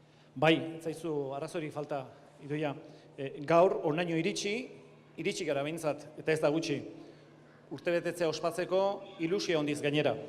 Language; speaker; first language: Basque; native; Basque